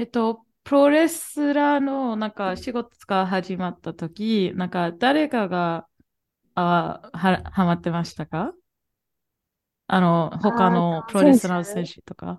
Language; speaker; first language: Japanese; non-native, fluent; English